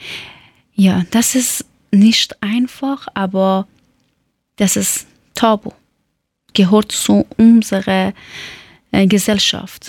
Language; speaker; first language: German; non-native, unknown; Persian